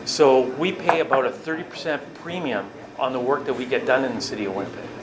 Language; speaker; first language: English; native; English